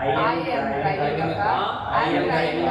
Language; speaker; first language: English; non-native, learner; Hindi